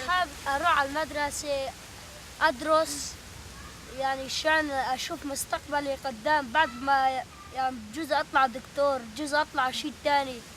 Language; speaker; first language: Arabic; native; Arabic